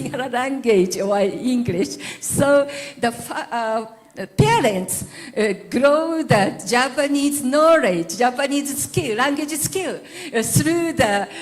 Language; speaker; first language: English; non-native, learner; Japanese